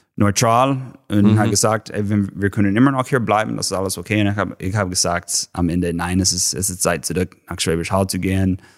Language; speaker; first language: German; non-native, fluent; English